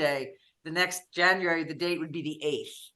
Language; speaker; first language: English; native; English